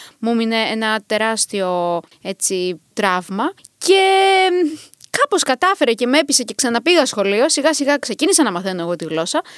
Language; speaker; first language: Greek; early bilingual, other home language; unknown